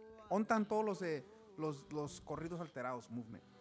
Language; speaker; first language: Spanish; early bilingual, heritage; Spanish